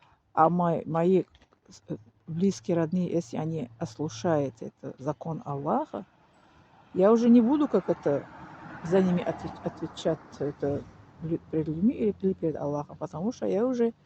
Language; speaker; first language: Russian; non-native, learner; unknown